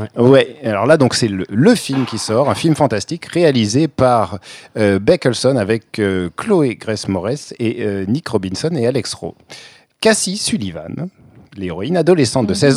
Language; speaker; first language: French; native; French